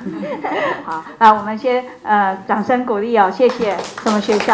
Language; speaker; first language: Chinese; native; Chinese